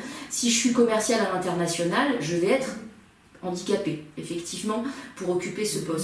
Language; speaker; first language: French; native; French